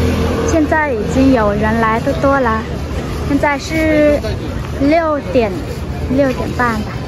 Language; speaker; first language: Chinese; non-native, learner; Vietnamese